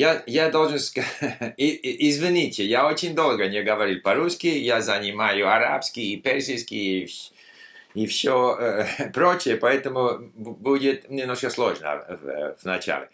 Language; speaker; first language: Russian; non-native, learner; English